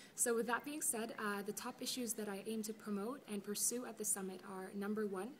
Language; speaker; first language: English; early bilingual, other home language; Arabic